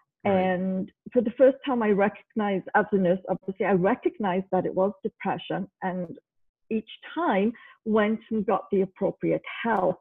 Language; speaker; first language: English; native; English